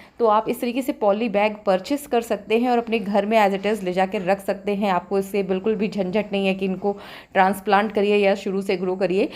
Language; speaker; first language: Hindi; native; Hindi